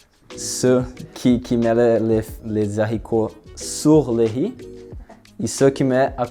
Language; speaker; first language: French; non-native, learner; Portuguese